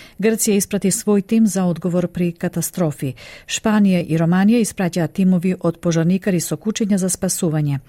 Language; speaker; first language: Macedonian; native; Macedonian